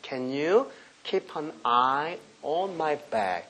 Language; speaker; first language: English; non-native, fluent; Korean